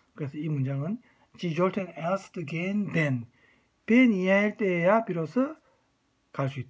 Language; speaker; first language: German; non-native, fluent; Korean